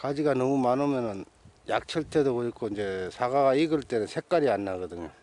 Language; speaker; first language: Korean; native; Korean